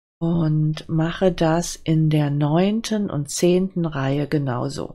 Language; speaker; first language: German; native; German